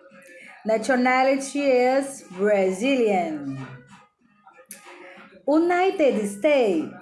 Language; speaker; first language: English; non-native, learner; Portuguese